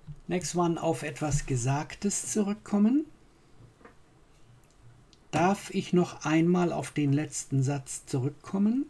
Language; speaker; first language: German; non-native, fluent; English